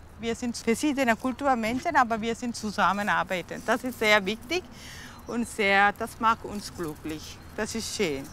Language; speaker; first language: German; non-native, learner; Tamil